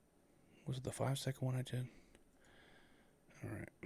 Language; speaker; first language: English; native; English